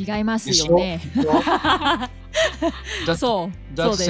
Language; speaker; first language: Japanese; non-native, fluent; Chinese